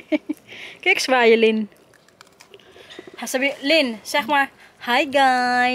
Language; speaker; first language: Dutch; non-native, fluent; Waray